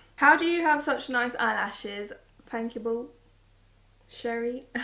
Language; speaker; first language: English; early bilingual, other home language; Morisyen